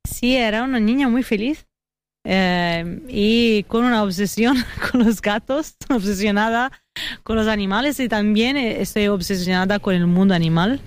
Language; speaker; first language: Spanish; non-native, fluent; Italian